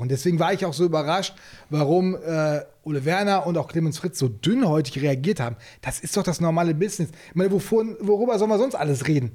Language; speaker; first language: German; native; German